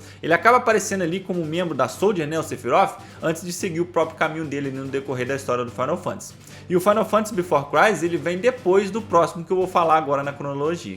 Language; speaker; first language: Portuguese; native; Portuguese